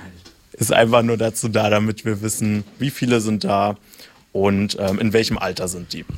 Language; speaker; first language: German; native; German